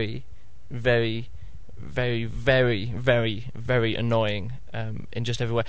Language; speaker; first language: English; native; English